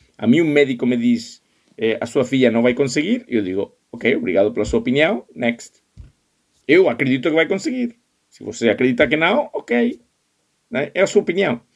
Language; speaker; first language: Portuguese; non-native, fluent; Spanish